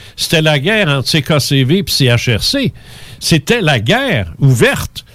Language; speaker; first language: French; early bilingual, other home language; Spanish